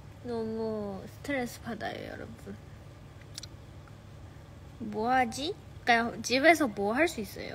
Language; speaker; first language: Korean; non-native, fluent; Chinese